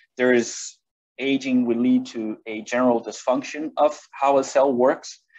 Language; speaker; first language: English; non-native, fluent; Portuguese